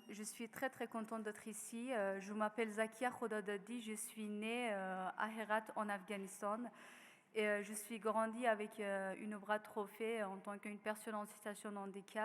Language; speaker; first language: French; non-native, learner; Persian